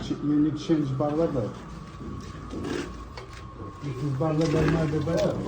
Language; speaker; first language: English; non-native, learner; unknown